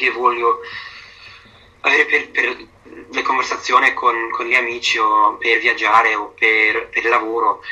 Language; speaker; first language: Italian; non-native, fluent; English